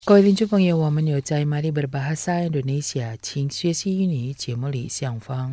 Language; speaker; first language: Chinese; non-native, fluent; Indonesian